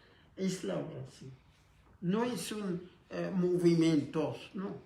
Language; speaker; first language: Spanish; non-native, fluent; Arabic